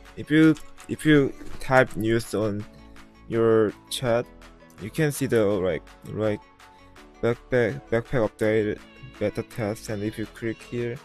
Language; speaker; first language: English; non-native, learner; Korean